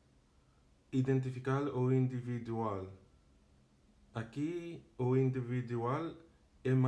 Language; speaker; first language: Portuguese; non-native, fluent; English